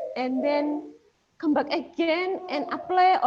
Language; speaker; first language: English; non-native, fluent; Indonesian